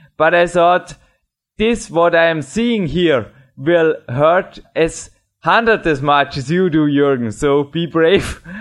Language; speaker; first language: English; non-native, fluent; German